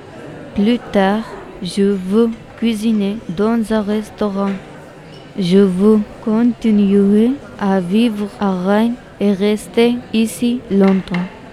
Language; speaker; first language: French; non-native, learner; Pashto